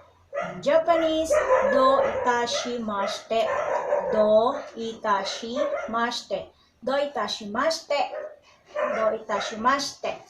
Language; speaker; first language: Japanese; non-native, learner; Filipino